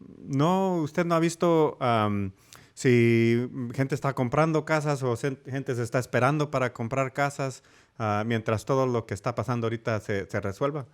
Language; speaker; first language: Spanish; early bilingual, heritage; Spanish